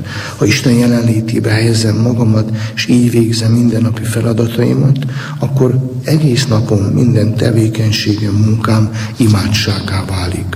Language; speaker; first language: Hungarian; native; Hungarian